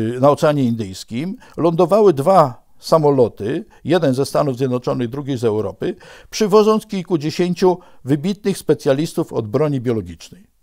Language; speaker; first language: Polish; native; Polish